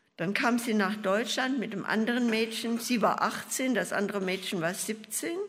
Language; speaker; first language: German; native; German